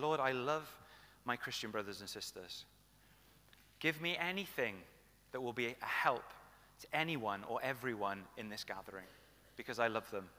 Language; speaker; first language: English; native; English